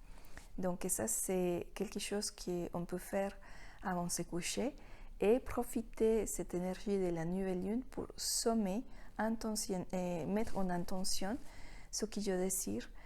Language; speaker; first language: French; non-native, fluent; Spanish